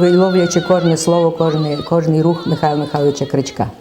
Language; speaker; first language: Ukrainian; native; Ukrainian